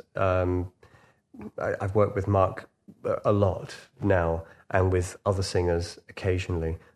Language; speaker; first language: English; native; English